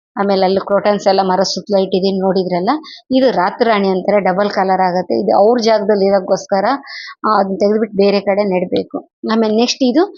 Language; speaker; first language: Kannada; native; Kannada